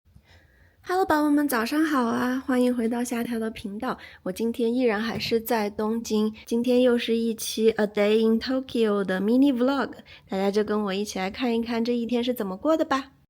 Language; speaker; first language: Chinese; native; Chinese